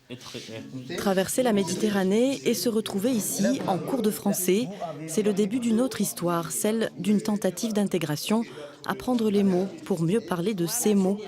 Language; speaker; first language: French; native; French